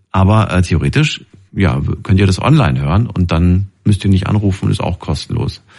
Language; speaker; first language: German; native; German